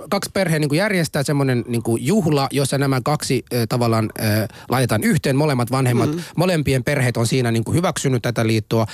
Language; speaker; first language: Finnish; non-native, fluent; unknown